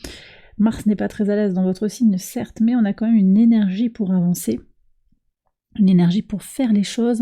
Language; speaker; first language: French; native; French